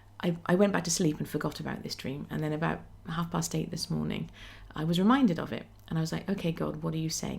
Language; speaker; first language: English; native; English